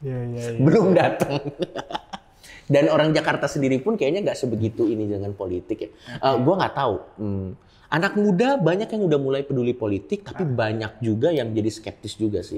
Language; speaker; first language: Indonesian; native; Indonesian